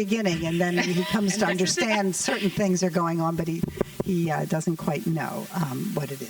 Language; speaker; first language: English; native; English